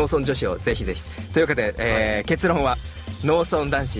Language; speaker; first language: Japanese; native; Japanese